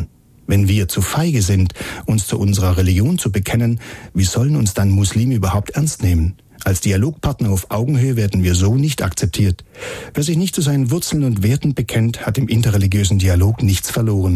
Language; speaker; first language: German; native; German